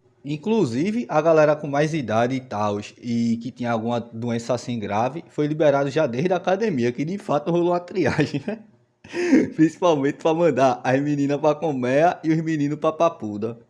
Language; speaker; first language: Portuguese; native; Portuguese